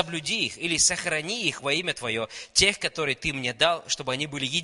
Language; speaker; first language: Russian; native; Russian